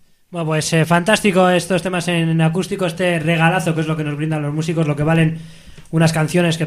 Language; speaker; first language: Spanish; native; Spanish